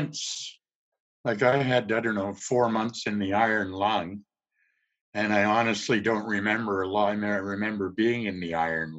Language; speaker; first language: English; native; English